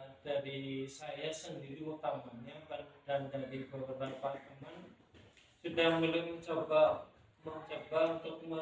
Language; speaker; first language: Indonesian; native; Indonesian